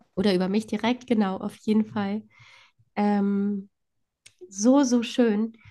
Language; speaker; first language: German; early bilingual, other home language; Polish